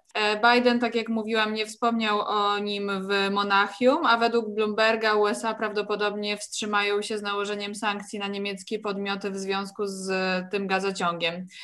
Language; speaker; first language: Polish; native; Polish